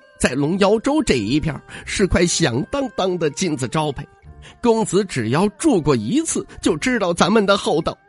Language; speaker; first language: Chinese; native; Chinese